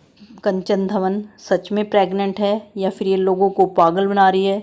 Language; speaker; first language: Hindi; native; Hindi